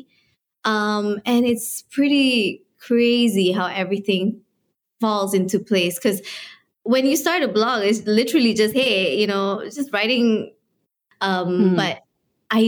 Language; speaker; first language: English; non-native, local second language; Malay